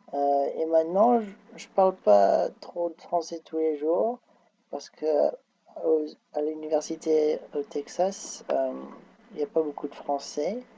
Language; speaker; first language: French; early bilingual, heritage; French